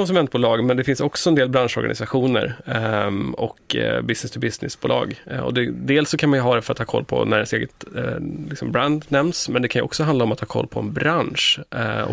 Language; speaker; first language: Swedish; native; Swedish